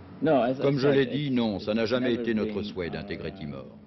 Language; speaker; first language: French; native; French